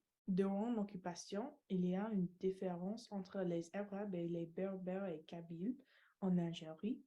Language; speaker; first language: French; non-native, learner; English